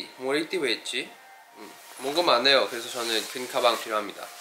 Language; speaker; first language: Korean; non-native, fluent; Thai